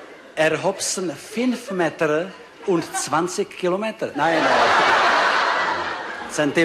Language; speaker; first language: German; non-native, learner; Czech